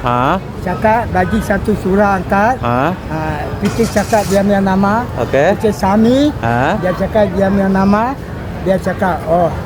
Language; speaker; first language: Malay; non-native, learner; Bangla